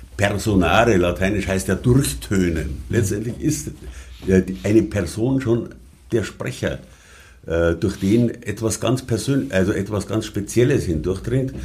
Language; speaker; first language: German; native; German